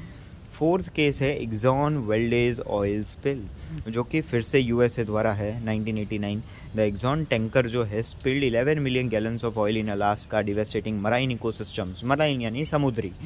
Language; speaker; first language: Hindi; native; Hindi